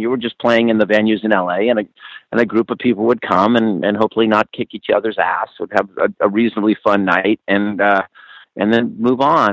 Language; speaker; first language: English; native; English